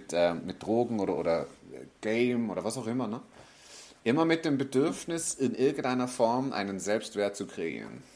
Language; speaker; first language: German; native; German